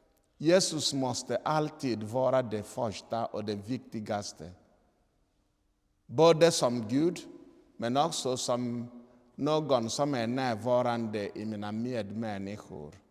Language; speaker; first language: Swedish; non-native, fluent; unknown